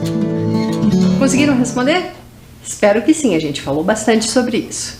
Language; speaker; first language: Portuguese; native; Portuguese